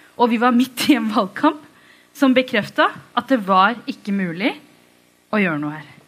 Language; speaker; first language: Norwegian; early bilingual, other home language; Tamil